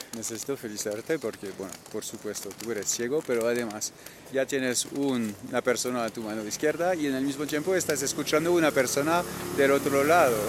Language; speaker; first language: Spanish; non-native, fluent; French